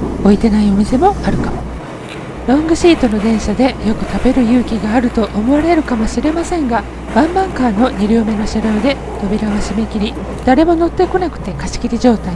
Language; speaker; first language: Japanese; native; Japanese